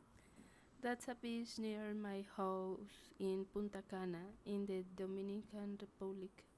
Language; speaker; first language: English; non-native, learner; Spanish